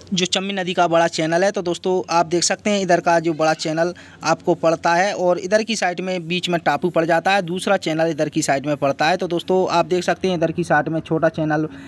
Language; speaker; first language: Hindi; native; Hindi